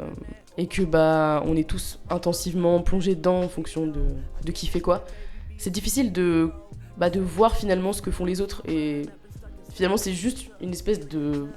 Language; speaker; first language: French; native; French